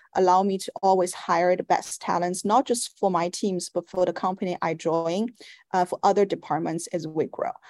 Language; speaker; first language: English; non-native, fluent; Chinese